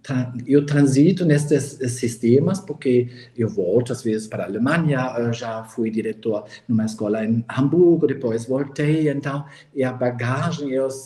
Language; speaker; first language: Portuguese; non-native, fluent; German